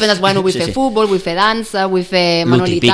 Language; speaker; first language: Catalan; native; Catalan